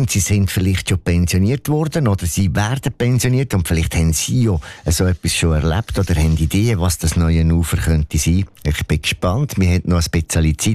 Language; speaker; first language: German; native; German